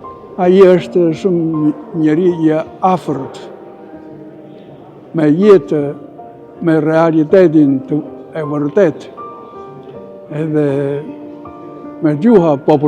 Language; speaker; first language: Albanian; non-native, fluent; Chinese